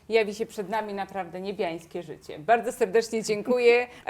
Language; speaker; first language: Polish; native; Polish